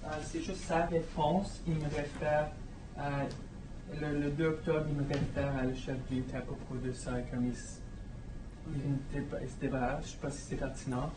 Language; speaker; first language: French; non-native, fluent; English